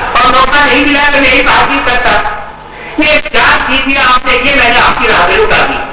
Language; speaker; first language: Urdu; non-native, local second language; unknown